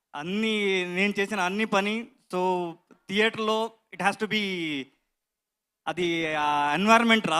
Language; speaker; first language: Telugu; non-native, learner; Kannada